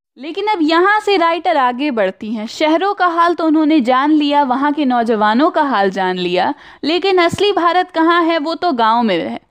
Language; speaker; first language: Hindi; native; Hindi